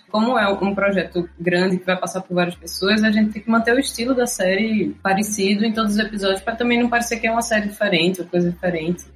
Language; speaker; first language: Portuguese; native; Portuguese